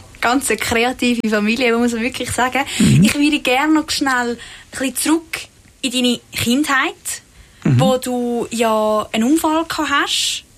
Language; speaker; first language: German; native; German